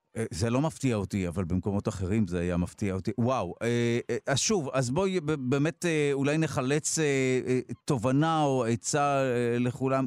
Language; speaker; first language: Hebrew; native; Hebrew